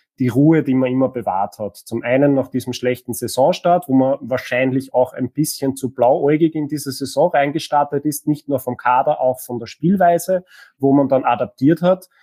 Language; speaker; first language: German; native; German